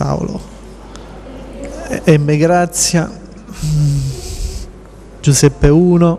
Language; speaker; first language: Italian; native; Italian